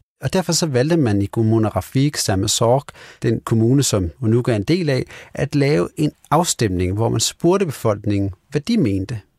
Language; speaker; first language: Danish; native; Danish